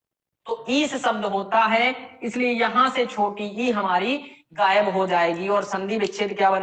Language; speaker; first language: Hindi; native; Hindi